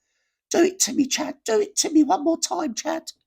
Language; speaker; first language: English; native; English